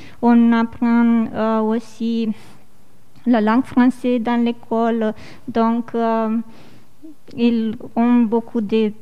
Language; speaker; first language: French; non-native, fluent; Romanian